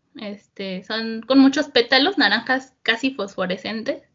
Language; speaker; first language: Spanish; native; Spanish